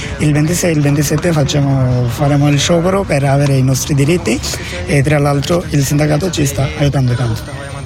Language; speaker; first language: Italian; non-native, learner; Bangla